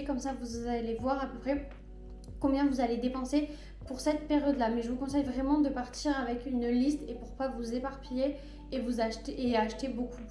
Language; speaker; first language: French; native; French